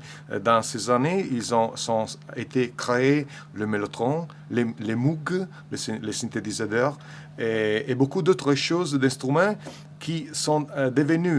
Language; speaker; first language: French; non-native, learner; Italian